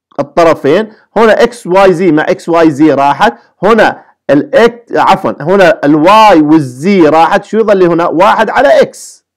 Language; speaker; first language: Arabic; native; Arabic